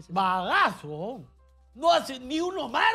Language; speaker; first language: Spanish; native; Spanish